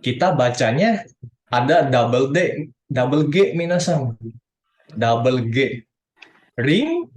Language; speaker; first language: Indonesian; native; Indonesian